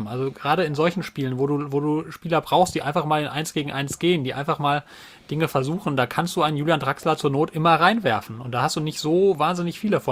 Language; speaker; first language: German; native; German